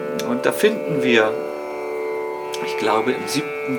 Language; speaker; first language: German; native; German